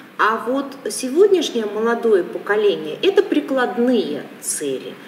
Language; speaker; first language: Russian; native; Russian